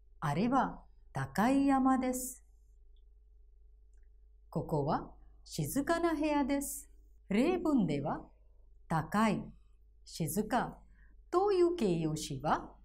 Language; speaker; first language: Japanese; non-native, fluent; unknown